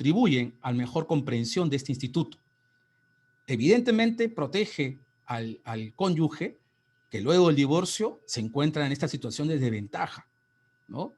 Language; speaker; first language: Spanish; native; Spanish